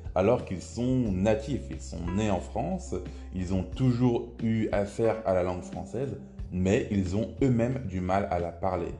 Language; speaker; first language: French; native; French